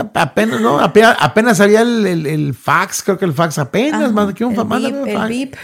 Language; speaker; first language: Spanish; early bilingual, heritage; Spanish